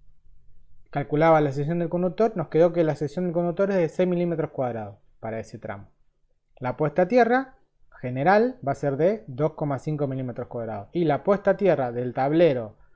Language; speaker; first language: Spanish; native; Spanish